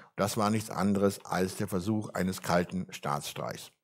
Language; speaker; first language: German; native; German